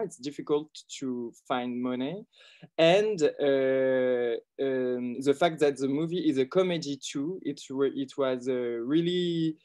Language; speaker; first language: English; non-native, learner; French